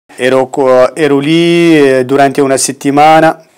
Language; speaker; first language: Italian; non-native, fluent; Arabic